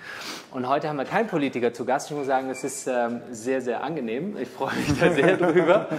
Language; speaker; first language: German; native; German